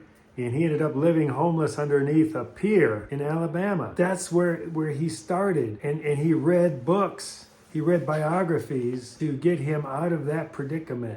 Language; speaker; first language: English; native; English